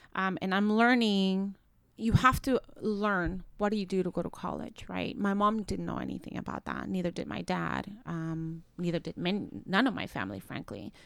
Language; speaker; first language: English; early bilingual, other home language; Spanish